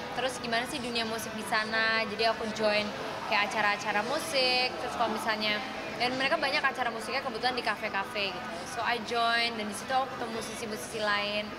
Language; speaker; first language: Indonesian; native; Indonesian